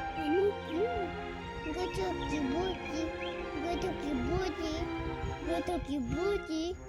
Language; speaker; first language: Korean; early bilingual, heritage; Korean